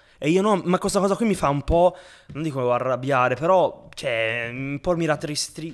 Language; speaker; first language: Italian; early bilingual, other home language; Arabic